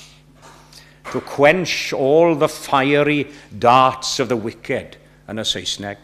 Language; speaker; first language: Welsh; native; Welsh